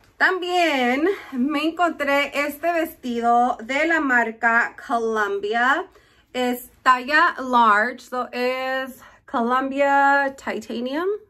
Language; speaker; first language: Spanish; early bilingual, heritage; Spanish